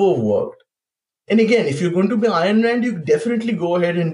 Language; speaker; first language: English; non-native, local second language; Bangla